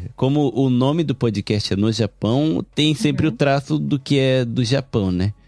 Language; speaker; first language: Portuguese; early bilingual, heritage; Japanese